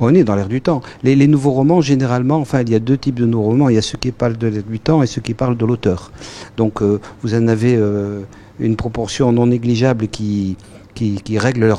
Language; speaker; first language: French; native; French